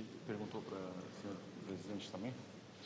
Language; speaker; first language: Portuguese; non-native, fluent; Turkish